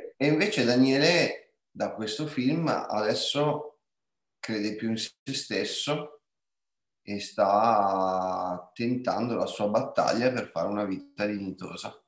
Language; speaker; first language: Italian; native; Italian